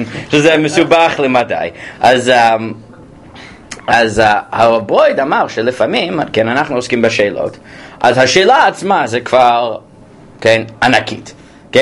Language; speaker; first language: Hebrew; non-native, fluent; English